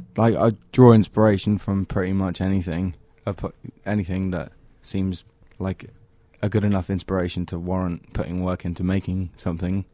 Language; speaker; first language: English; native; English